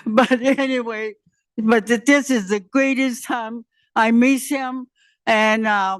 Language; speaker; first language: English; non-native, learner; Chinese